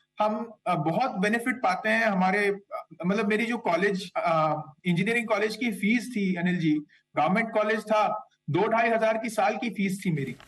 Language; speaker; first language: Hindi; non-native, local second language; Kannada